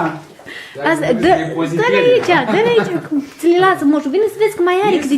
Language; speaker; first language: Romanian; native; Romanian